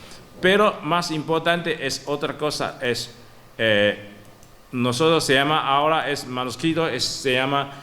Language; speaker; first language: Spanish; non-native, learner; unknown